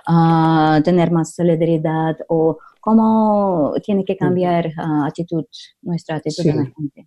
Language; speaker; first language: Spanish; non-native, learner; Russian